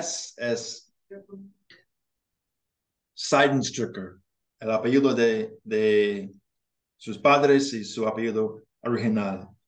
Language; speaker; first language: Spanish; non-native, learner; English